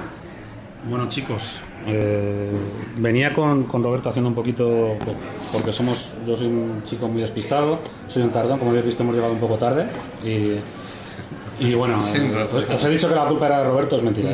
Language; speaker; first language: Spanish; native; Spanish